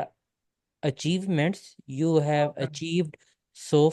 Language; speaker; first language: English; non-native, local second language; Urdu